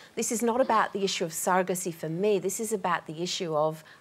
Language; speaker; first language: English; native; English